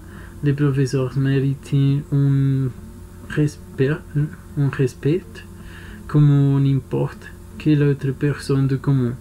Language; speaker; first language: French; non-native, learner; Spanish